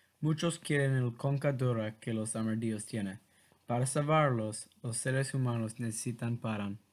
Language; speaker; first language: Spanish; non-native, learner; English